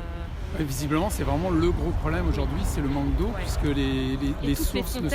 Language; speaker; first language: French; native; French